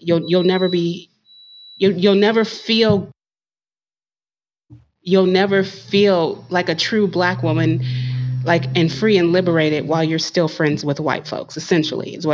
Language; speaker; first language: English; native; English